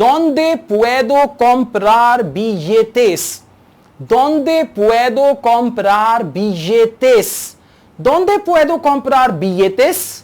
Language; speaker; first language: Spanish; non-native, learner; Urdu